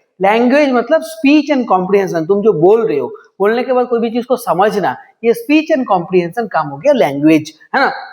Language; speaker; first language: Hindi; non-native, local second language; Bangla